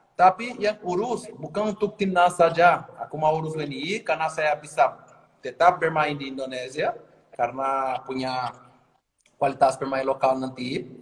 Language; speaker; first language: Indonesian; non-native, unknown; Portuguese